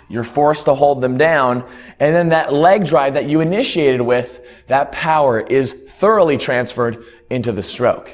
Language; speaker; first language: English; native; English